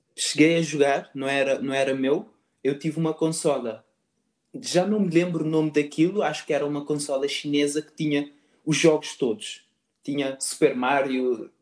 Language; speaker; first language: Portuguese; non-native, local second language; Kabuverdianu